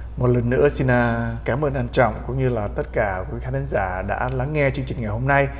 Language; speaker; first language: Vietnamese; early bilingual, heritage; Vietnamese